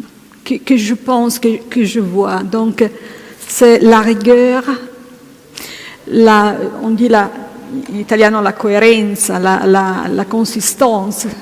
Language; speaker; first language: French; non-native, fluent; Italian